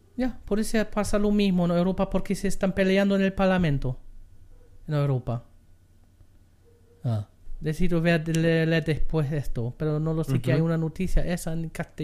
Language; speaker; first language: Spanish; non-native, learner; German